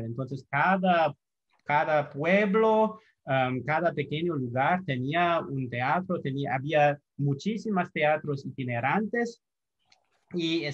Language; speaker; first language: Spanish; non-native, fluent; English